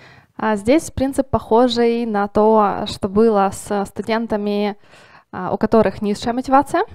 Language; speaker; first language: Russian; native; Russian